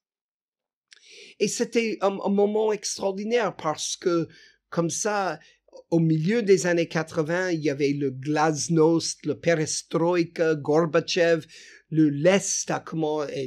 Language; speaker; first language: French; non-native, fluent; English